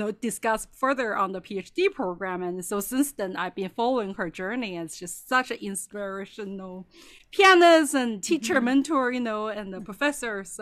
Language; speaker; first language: English; non-native, fluent; Chinese